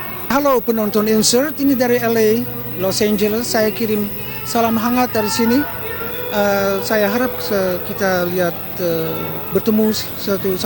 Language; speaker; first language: Indonesian; early bilingual, heritage; Dutch